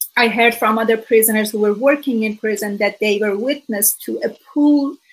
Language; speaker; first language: English; non-native, fluent; Persian